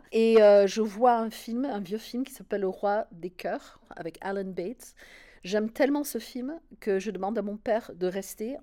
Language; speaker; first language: French; non-native, fluent; English